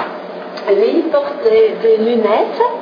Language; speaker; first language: French; non-native, fluent; English